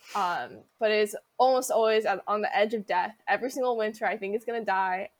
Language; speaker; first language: English; native; English